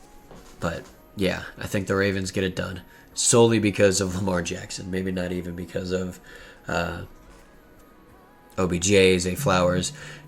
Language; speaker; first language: English; native; English